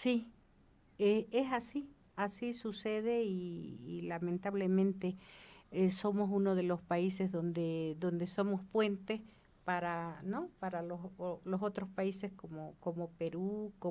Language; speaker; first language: Spanish; native; Spanish